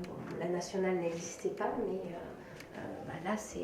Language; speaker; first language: French; native; French